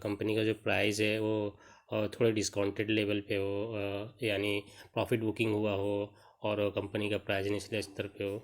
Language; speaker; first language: Hindi; native; Hindi